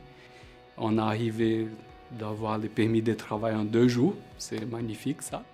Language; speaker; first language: French; non-native, fluent; Portuguese